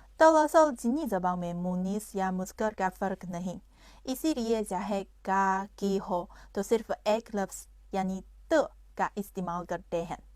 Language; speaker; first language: Urdu; non-native, fluent; Chinese